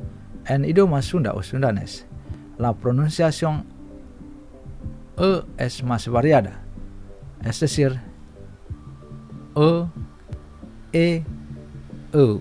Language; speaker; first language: Spanish; non-native, fluent; Indonesian